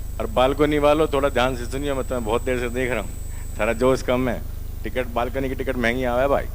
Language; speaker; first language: Hindi; native; Hindi